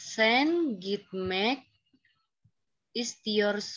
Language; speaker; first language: Turkish; non-native, learner; Indonesian